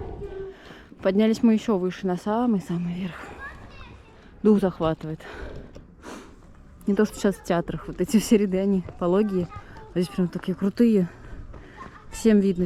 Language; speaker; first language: Russian; native; Russian